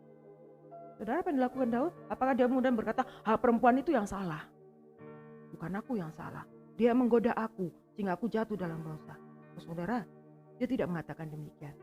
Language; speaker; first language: Indonesian; native; Indonesian